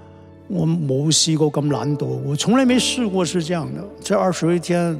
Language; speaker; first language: Chinese; non-native, local second language; Cantonese